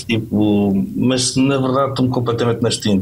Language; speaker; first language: Portuguese; native; Portuguese